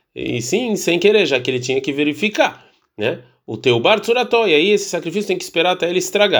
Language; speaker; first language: Portuguese; early bilingual, heritage; Portuguese